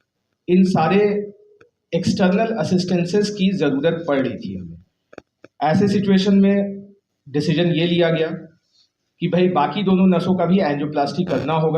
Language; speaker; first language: Hindi; native; Hindi